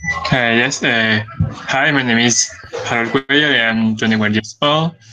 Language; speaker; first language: English; non-native, learner; Spanish